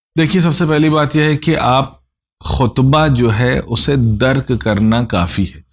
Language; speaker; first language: Urdu; native; Urdu